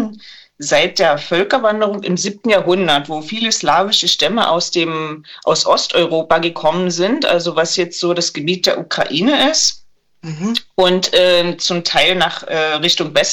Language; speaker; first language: German; native; German